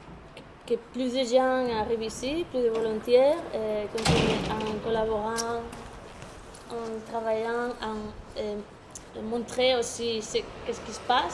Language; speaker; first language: French; non-native, fluent; Spanish